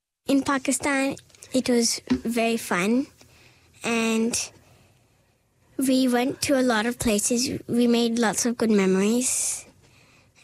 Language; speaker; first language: English; non-native, local second language; Urdu